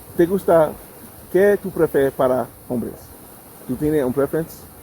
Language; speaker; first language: Spanish; non-native, learner; English